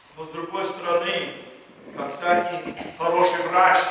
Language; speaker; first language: Russian; early bilingual, heritage; Russian